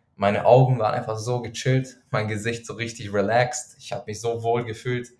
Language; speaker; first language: German; non-native, fluent; Persian